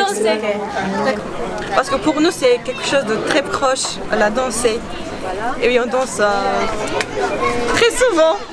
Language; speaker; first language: French; non-native, learner; Georgian